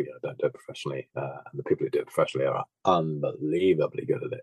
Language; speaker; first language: English; native; English